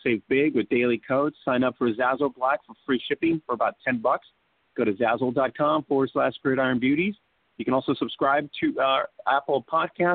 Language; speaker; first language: English; early bilingual, other home language; Spanish